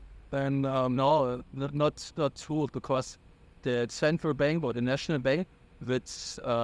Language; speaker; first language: English; non-native, fluent; German